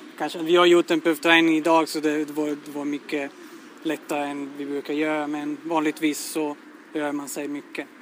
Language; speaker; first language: Swedish; non-native, fluent; Italian